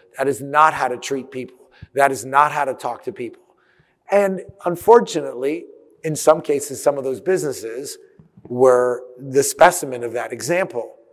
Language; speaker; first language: English; early bilingual, other home language; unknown